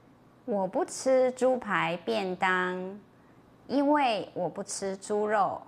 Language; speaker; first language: Chinese; non-native, learner; Indonesian